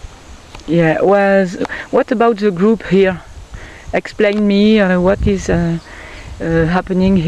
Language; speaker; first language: English; non-native, learner; French